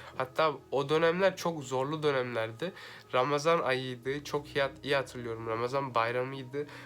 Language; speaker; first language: Turkish; native; Turkish